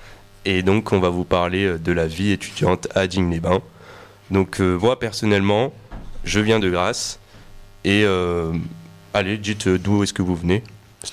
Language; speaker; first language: French; native; French